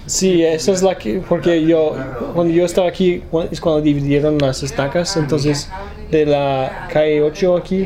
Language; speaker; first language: Spanish; early bilingual, other home language; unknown